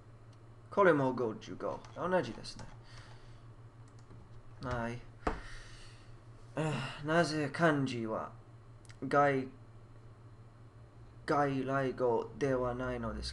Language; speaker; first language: Japanese; non-native, learner; English